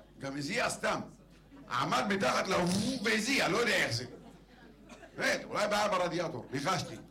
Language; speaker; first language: Hebrew; non-native, local second language; Arabic